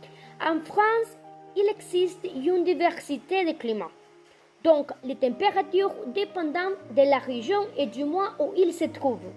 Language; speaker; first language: French; non-native, learner; Spanish